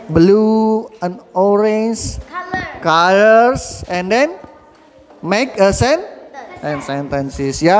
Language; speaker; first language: English; non-native, fluent; Indonesian